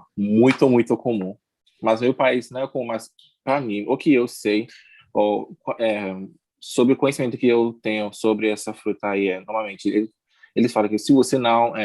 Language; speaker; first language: Portuguese; non-native, learner; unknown